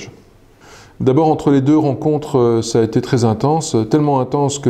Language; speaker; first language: French; native; French